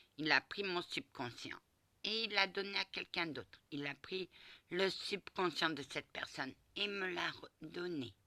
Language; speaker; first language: French; early bilingual, other home language; Portuguese